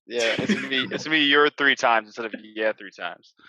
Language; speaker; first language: English; native; English